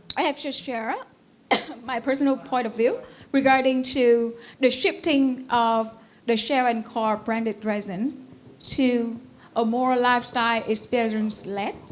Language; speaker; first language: English; non-native, fluent; Vietnamese